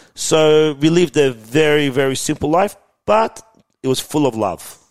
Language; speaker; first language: English; early bilingual, other home language; Persian